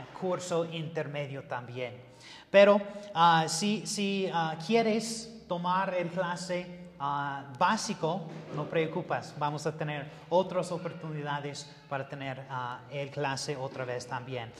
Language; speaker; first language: Spanish; non-native, learner; English